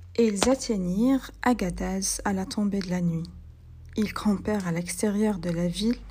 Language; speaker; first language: French; non-native, local second language; Arabic